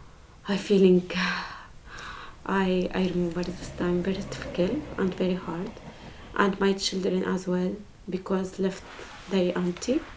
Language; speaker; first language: English; non-native, learner; Arabic